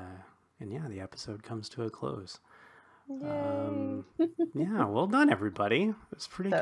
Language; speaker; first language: English; native; English